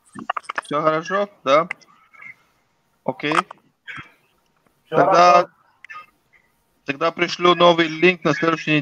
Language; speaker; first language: Russian; non-native, local second language; Latvian